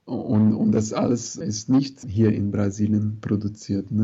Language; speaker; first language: German; non-native, fluent; Portuguese